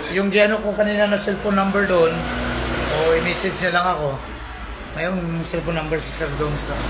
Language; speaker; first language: Filipino; non-native, local second language; Hiligaynon